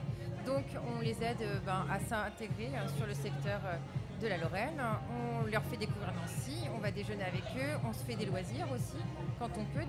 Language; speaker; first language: French; native; French